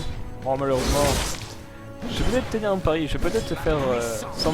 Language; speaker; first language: French; native; French